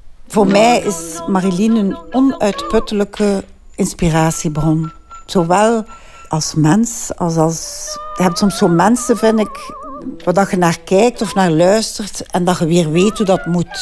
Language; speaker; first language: Dutch; native; Dutch